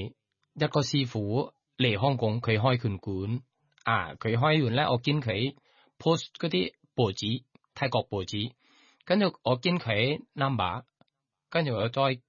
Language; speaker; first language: Cantonese; non-native, learner; Thai